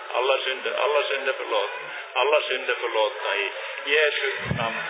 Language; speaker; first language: Swedish; non-native, fluent; Finnish